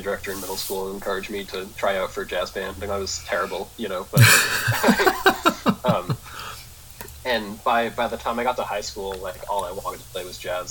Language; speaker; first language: English; native; English